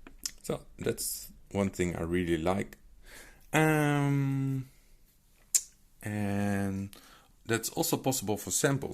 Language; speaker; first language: English; non-native, fluent; Dutch